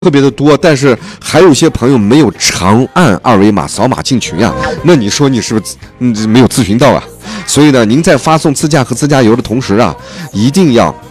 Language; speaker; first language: Chinese; native; Chinese